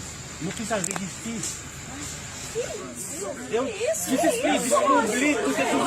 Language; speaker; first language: Portuguese; non-native, learner; Haitian Creole